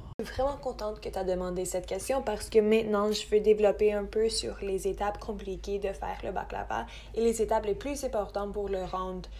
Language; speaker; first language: French; non-native, local second language; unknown